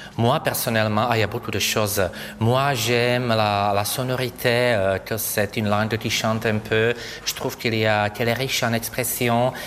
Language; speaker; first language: French; non-native, fluent; Czech